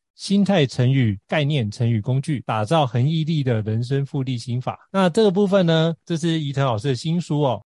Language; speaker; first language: Chinese; native; Chinese